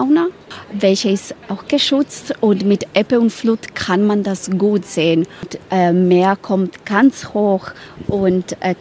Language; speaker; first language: German; non-native, learner; Spanish